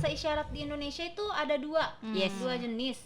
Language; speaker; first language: Indonesian; native; Indonesian